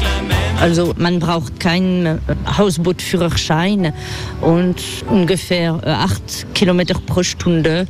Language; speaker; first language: German; non-native, fluent; French